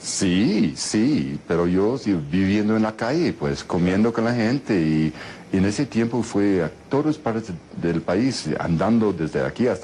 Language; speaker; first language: Spanish; non-native, fluent; English